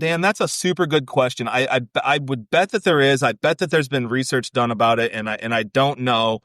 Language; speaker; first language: English; native; English